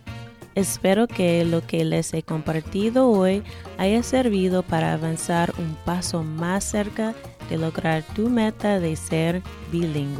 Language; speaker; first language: Spanish; non-native, fluent; English